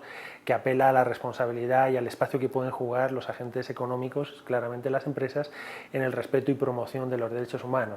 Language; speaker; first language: Spanish; native; Spanish